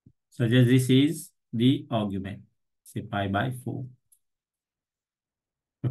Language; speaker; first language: English; non-native, local second language; Morisyen